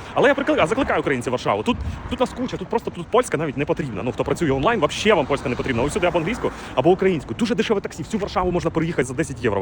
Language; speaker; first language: Ukrainian; native; Ukrainian